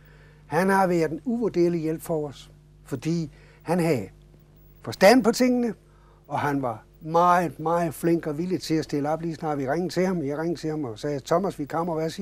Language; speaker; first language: Danish; native; Danish